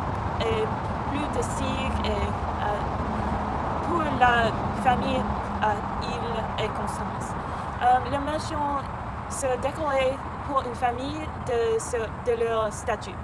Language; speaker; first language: French; non-native, learner; English